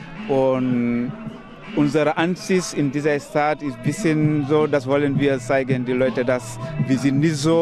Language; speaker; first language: German; non-native, learner; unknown